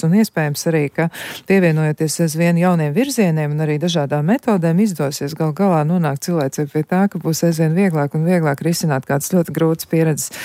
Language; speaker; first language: Latvian; native; Latvian